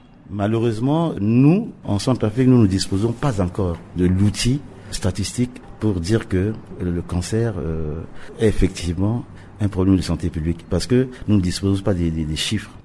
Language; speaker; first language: French; non-native, local second language; Sango